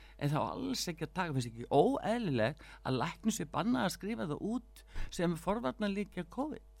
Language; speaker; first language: Icelandic; early bilingual, heritage; Icelandic